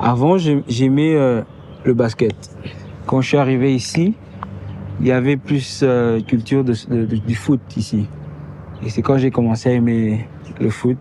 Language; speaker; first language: French; early bilingual, heritage; Lingala